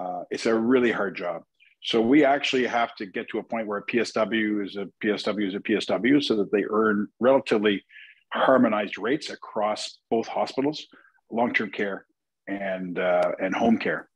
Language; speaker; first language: English; native; English